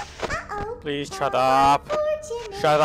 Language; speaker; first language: English; non-native, learner; Italian